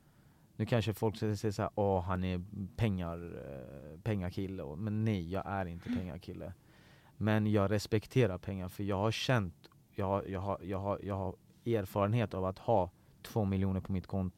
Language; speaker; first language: Swedish; early bilingual, other home language; Persian